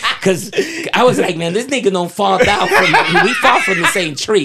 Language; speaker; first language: English; early bilingual, other home language; Spanish